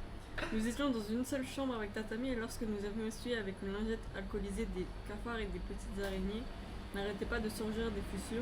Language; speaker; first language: French; native; French